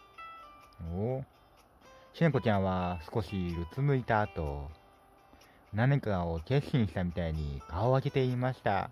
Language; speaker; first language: Japanese; native; Japanese